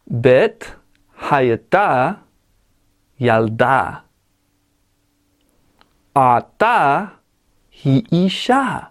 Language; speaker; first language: Hebrew; non-native, learner; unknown